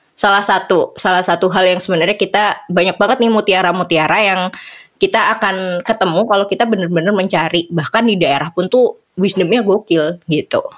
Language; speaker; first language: Indonesian; native; Indonesian